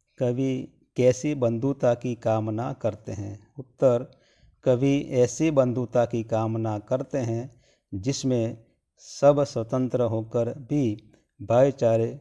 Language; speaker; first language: Hindi; non-native, local second language; Gujarati